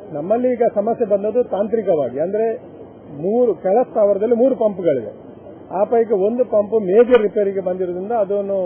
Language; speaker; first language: Kannada; native; Kannada